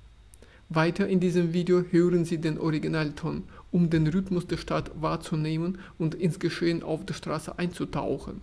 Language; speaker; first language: German; non-native, fluent; Russian